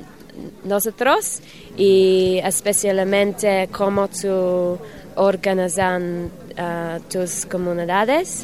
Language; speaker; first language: Spanish; non-native, learner; English